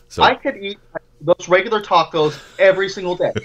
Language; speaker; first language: English; native; English